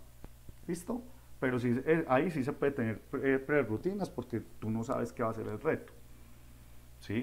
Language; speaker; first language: Spanish; native; Spanish